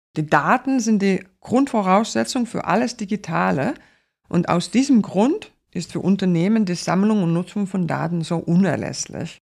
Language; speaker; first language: German; non-native, fluent; Finnish